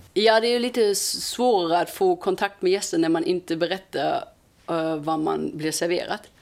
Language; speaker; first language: Swedish; non-native, fluent; German